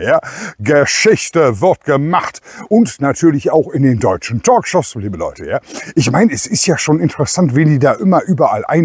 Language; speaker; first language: German; native; German